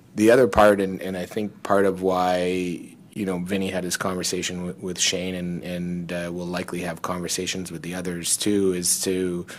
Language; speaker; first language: English; native; English